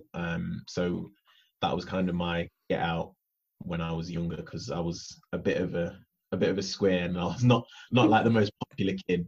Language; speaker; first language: English; native; English